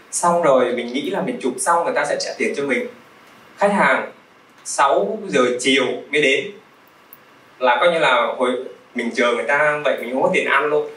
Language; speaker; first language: Vietnamese; early bilingual, other home language; Russian